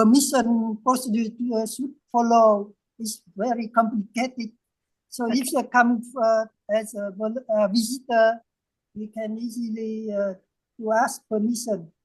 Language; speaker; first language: English; non-native, learner; Vietnamese